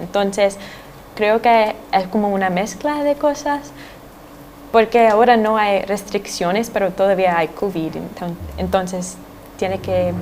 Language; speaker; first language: Spanish; non-native, fluent; English